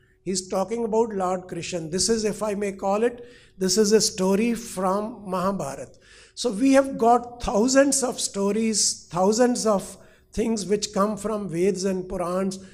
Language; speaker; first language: English; non-native, local second language; Punjabi